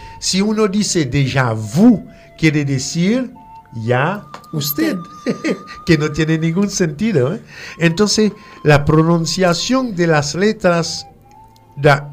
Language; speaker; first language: Spanish; non-native, fluent; French